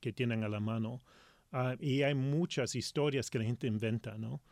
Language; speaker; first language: Spanish; early bilingual, heritage; Spanish